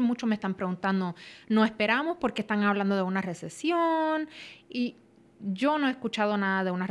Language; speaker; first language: Spanish; early bilingual, heritage; Spanish